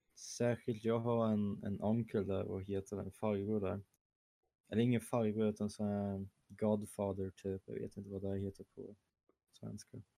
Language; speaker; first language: Swedish; early bilingual, other home language; German